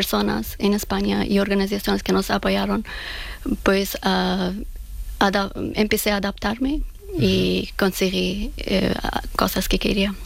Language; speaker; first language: Spanish; non-native, learner; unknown